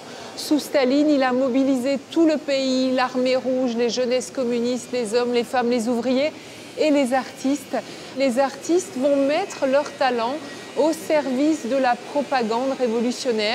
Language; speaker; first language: French; native; French